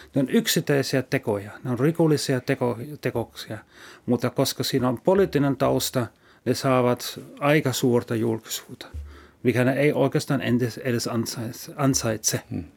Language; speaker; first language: Finnish; non-native, fluent; German